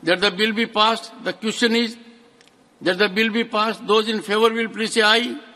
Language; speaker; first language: English; non-native, local second language; Hindi